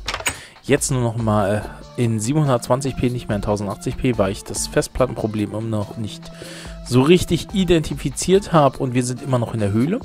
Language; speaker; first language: German; native; German